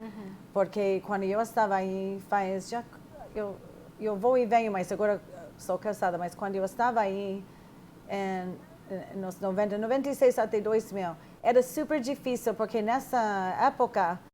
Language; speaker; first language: Portuguese; non-native, fluent; English